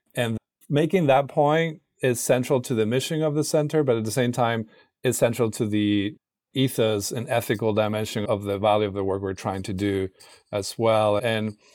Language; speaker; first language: English; non-native, fluent; Spanish